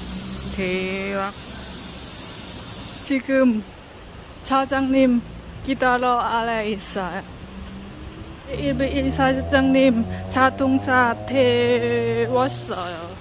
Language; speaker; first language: Korean; non-native, learner; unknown